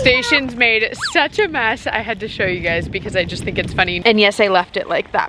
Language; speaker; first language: English; native; English